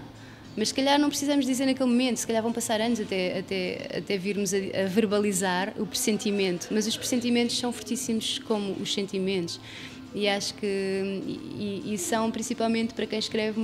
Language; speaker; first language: Portuguese; native; Portuguese